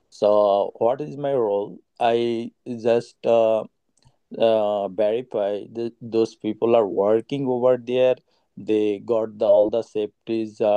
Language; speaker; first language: English; non-native, learner; Bangla